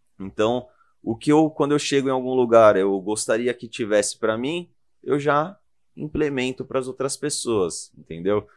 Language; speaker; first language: Portuguese; native; Portuguese